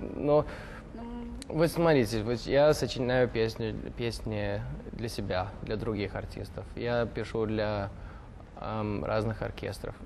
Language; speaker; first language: Russian; early bilingual, heritage; Russian